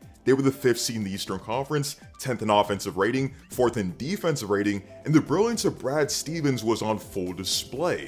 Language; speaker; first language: English; native; English